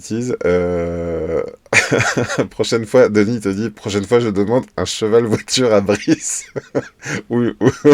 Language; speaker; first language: French; native; French